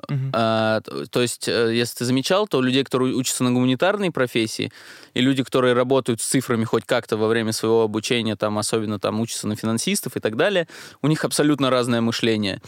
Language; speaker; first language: Russian; native; Russian